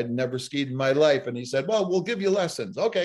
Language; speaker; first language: English; early bilingual, other home language; Italian